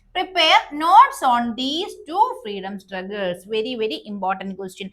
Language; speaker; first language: English; non-native, local second language; Malayalam